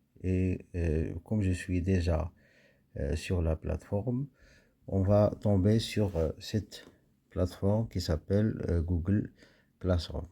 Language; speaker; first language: French; non-native, local second language; Arabic